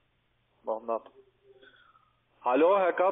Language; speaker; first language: German; non-native, learner; Italian